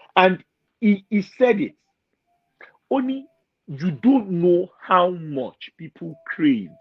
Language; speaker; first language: English; non-native, local second language; Yoruba